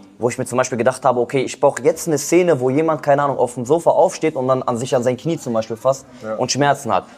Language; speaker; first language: German; early bilingual, other home language; Kurdish